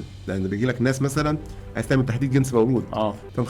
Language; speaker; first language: Arabic; native; Arabic